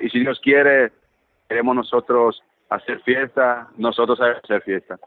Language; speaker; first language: Spanish; early bilingual, heritage; Italian